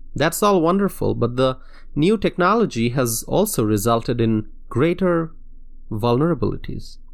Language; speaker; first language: English; non-native, local second language; Bangla